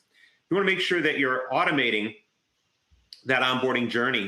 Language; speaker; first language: English; native; English